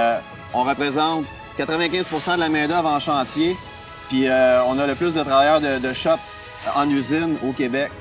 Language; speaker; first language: French; native; French